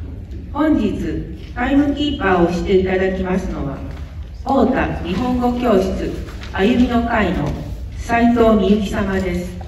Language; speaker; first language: Japanese; native; Japanese